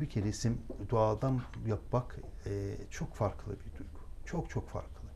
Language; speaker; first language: Turkish; non-native, local second language; Azerbaijani